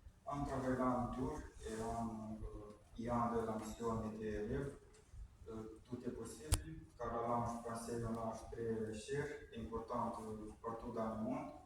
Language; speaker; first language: French; non-native, fluent; Romanian